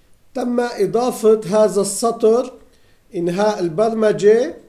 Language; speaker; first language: Arabic; native; Arabic